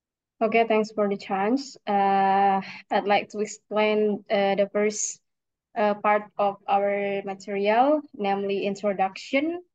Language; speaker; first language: English; non-native, learner; Indonesian